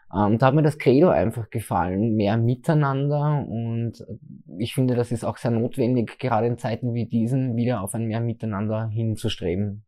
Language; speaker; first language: German; native; German